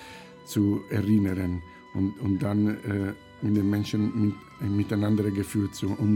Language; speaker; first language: German; non-native, fluent; Italian